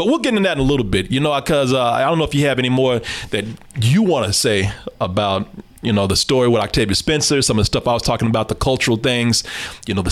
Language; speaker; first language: English; native; English